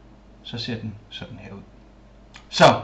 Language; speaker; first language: Danish; native; Danish